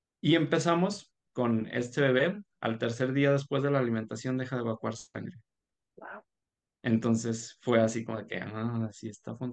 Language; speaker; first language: Spanish; native; Spanish